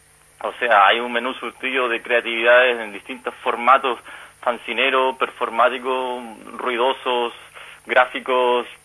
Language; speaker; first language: Spanish; native; Spanish